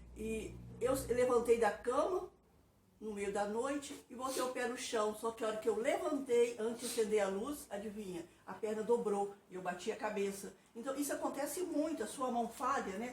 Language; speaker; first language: Portuguese; native; Portuguese